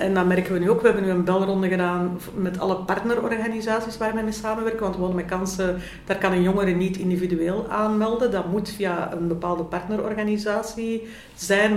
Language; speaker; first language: Dutch; native; Dutch